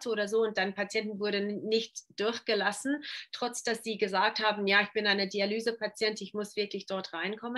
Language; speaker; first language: German; non-native, fluent; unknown